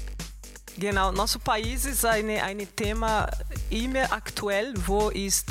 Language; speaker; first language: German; non-native, learner; Portuguese